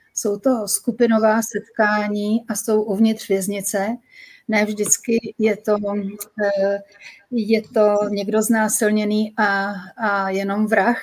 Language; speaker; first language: Czech; native; Czech